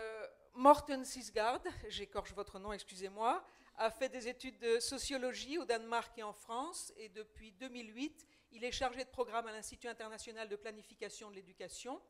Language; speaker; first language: French; native; French